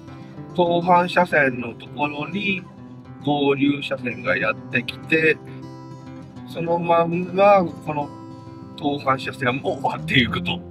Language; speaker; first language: Japanese; native; Japanese